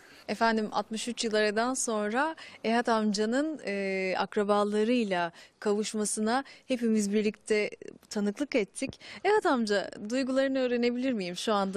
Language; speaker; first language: Turkish; native; Turkish